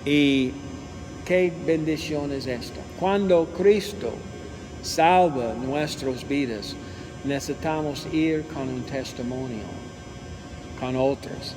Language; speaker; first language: Spanish; non-native, learner; English